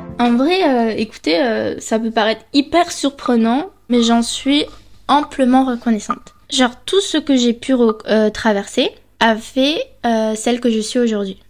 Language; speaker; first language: French; early bilingual, other home language; Spanish